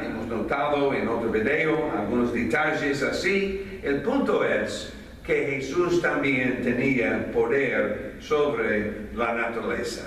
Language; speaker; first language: Spanish; non-native, fluent; English